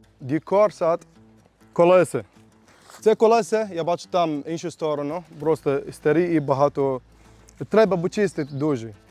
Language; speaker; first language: Ukrainian; non-native, learner; Arabic